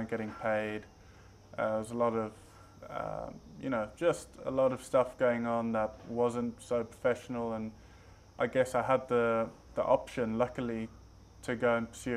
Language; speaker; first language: English; native; English